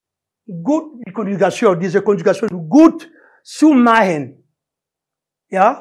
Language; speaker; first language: German; non-native, learner; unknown